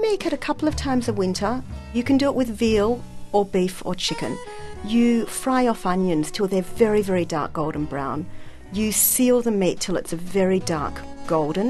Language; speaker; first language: English; native; English